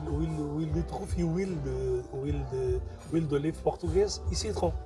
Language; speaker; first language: French; non-native, learner; Portuguese